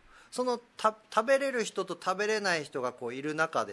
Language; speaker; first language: Japanese; native; Japanese